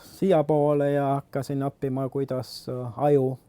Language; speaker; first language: Estonian; early bilingual, heritage; Estonian